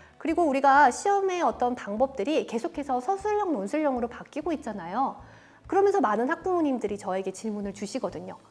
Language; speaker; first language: Korean; native; Korean